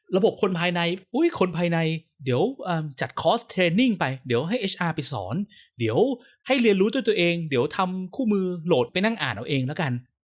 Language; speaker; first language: Thai; native; Thai